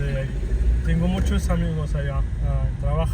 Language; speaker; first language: Spanish; non-native, fluent; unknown